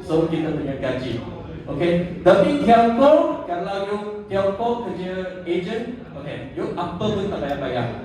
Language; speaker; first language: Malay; non-native, local second language; Chinese